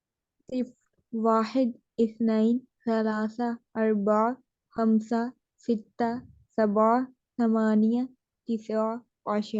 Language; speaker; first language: Arabic; non-native, learner; Urdu